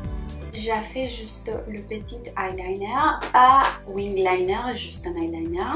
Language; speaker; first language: French; non-native, fluent; Spanish